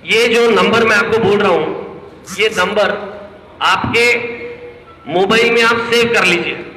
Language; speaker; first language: Hindi; non-native, local second language; Marathi